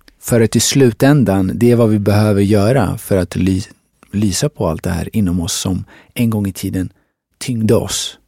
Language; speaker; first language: Swedish; early bilingual, other home language; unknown